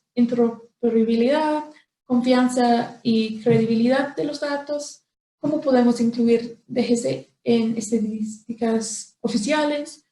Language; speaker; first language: Spanish; non-native, fluent; English